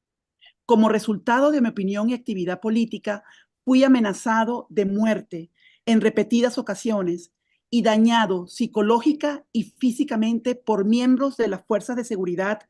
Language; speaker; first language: Spanish; native; Spanish